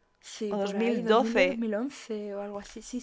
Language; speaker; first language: Spanish; native; Spanish